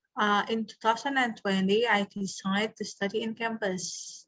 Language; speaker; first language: English; non-native, fluent; Indonesian